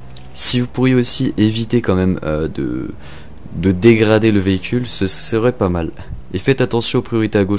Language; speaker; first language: French; native; French